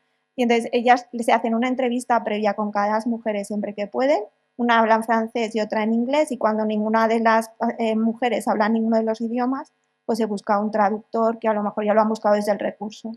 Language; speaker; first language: Spanish; native; Spanish